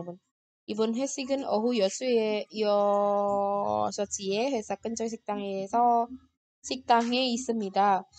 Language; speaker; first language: Korean; non-native, fluent; Indonesian